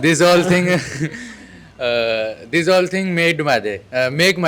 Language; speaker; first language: English; non-native, learner; Hindi